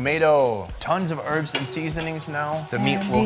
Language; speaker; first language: English; native; English